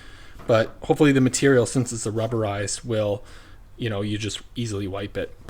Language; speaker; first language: English; native; English